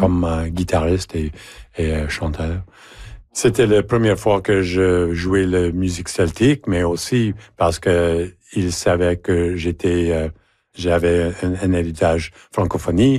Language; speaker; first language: French; non-native, local second language; English